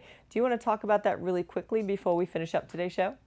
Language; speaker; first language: English; native; English